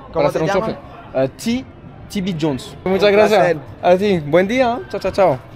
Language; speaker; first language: Spanish; non-native, learner; French